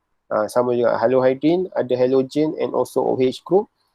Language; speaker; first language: English; non-native, local second language; Malay